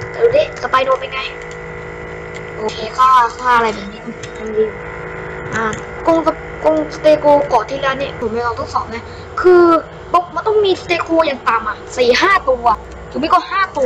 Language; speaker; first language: Thai; native; Thai